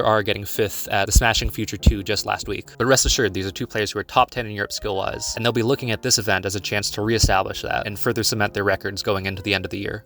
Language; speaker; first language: English; native; English